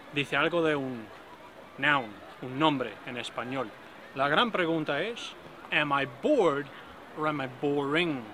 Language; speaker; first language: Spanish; non-native, fluent; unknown